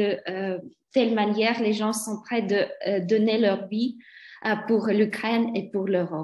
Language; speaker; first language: French; non-native, fluent; Ukrainian